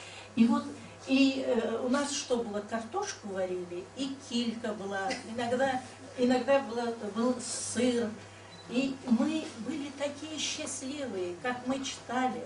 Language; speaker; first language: Russian; non-native, local second language; Karachay-Balkar